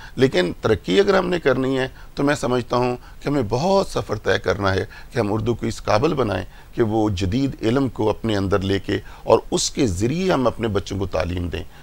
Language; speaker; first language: Urdu; non-native, local second language; Punjabi